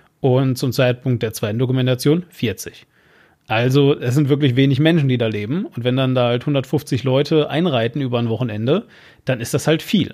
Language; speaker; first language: German; native; German